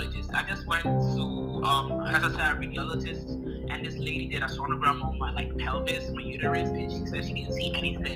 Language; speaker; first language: English; non-native, fluent; Italian